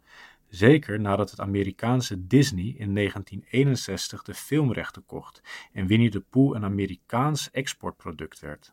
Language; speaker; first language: Dutch; native; Dutch